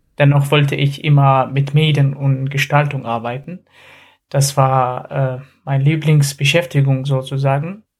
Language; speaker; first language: German; non-native, fluent; Arabic